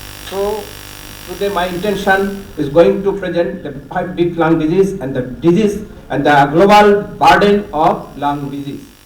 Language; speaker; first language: English; non-native, local second language; Bangla